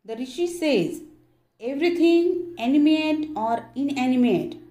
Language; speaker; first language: English; non-native, local second language; Marathi